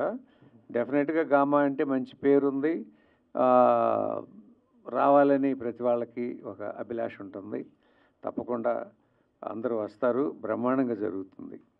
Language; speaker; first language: Telugu; native; Telugu